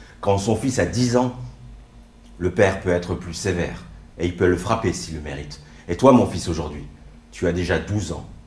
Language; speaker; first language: French; early bilingual, other home language; Riffian